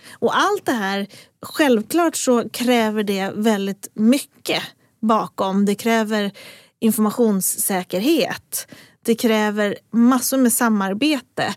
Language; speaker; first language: Swedish; native; Swedish